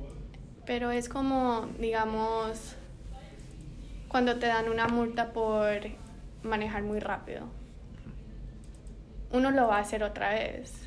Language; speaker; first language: Spanish; early bilingual, heritage; Spanish